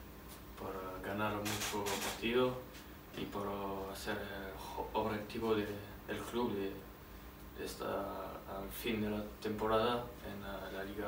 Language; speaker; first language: Spanish; non-native, learner; French